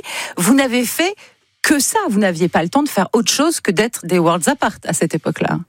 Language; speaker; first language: French; native; French